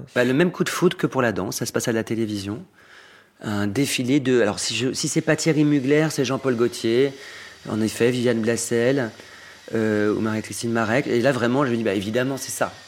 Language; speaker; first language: French; native; French